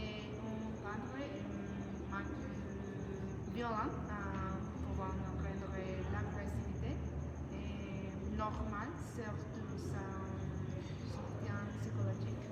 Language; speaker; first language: French; non-native, learner; Spanish